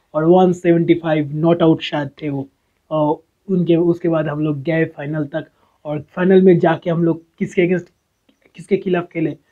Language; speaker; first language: Hindi; non-native, local second language; Bangla